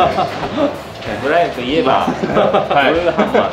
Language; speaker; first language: Japanese; native; Japanese